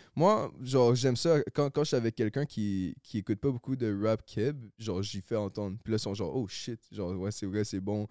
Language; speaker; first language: French; native; French